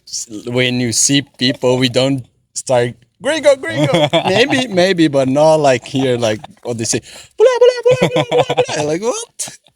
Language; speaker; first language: English; non-native, fluent; Portuguese